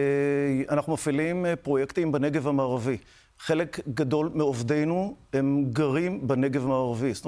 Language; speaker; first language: Hebrew; native; Hebrew